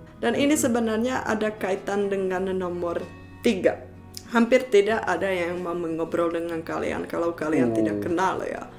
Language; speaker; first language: Indonesian; non-native, fluent; Czech